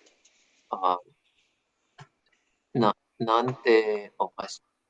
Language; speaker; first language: Japanese; non-native, learner; English